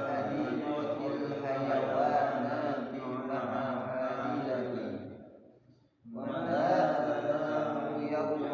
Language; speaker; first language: Arabic; non-native, learner; Indonesian